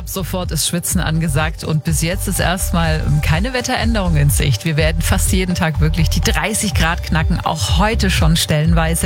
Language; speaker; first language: German; native; German